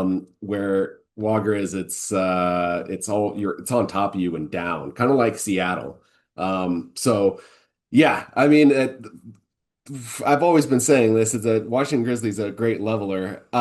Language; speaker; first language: English; native; English